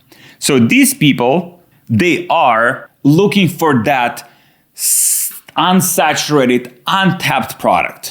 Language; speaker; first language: English; non-native, fluent; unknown